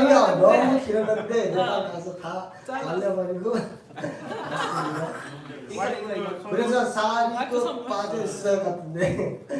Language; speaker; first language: Korean; non-native, learner; Nepali